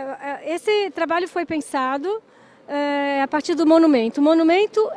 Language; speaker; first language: Spanish; non-native, learner; Portuguese